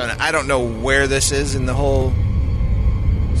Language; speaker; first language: English; native; English